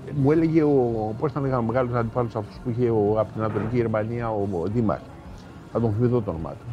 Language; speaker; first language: Greek; native; Greek